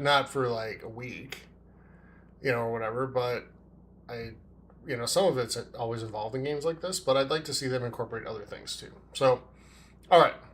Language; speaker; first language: English; native; English